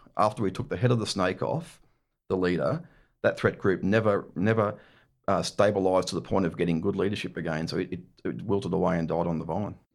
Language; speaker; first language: English; native; English